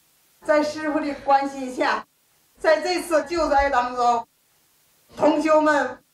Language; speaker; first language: Chinese; native; Chinese